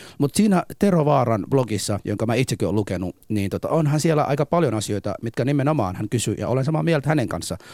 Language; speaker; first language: Finnish; non-native, fluent; Somali